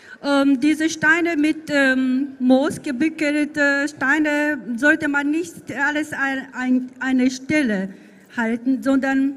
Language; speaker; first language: German; non-native, fluent; Japanese